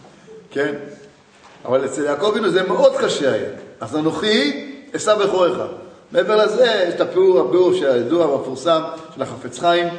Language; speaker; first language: Hebrew; native; Hebrew